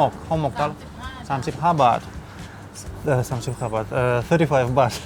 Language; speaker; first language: Thai; non-native, learner; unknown